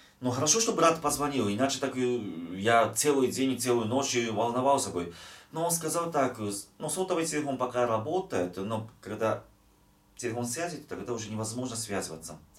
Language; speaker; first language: Russian; non-native, fluent; Japanese